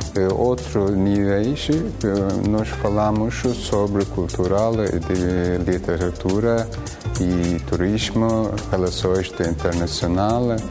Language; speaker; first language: Portuguese; non-native, learner; Turkish